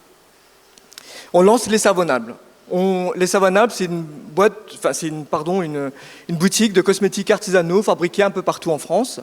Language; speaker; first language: French; native; French